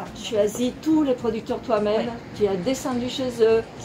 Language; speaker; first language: French; non-native, fluent; Italian